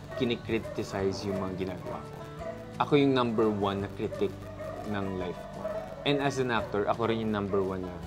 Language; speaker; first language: Filipino; native; Filipino